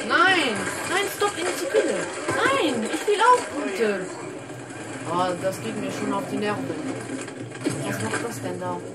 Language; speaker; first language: German; non-native, learner; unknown